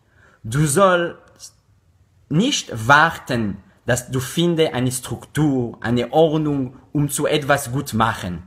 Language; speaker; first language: German; non-native, learner; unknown